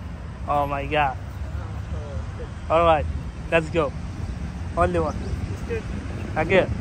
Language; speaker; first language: English; non-native, learner; Arabic